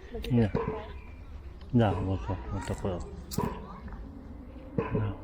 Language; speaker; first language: Russian; non-native, learner; Cebuano